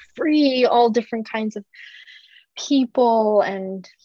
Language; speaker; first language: English; early bilingual, other home language; Japanese